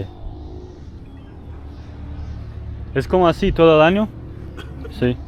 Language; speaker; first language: Spanish; non-native, learner; English